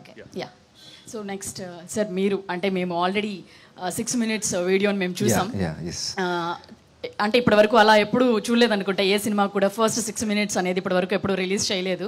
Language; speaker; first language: Telugu; native; Telugu